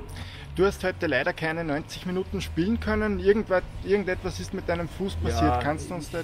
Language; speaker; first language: German; native; German